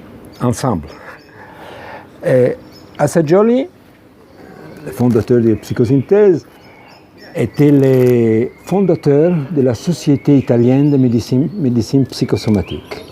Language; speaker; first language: French; non-native, fluent; Italian